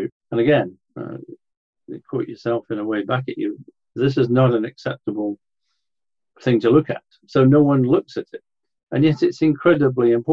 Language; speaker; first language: English; native; English